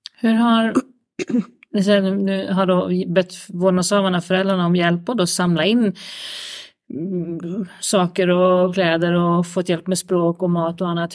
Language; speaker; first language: Swedish; native; Swedish